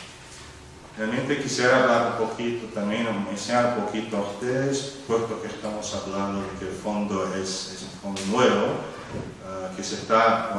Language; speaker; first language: Spanish; non-native, fluent; Portuguese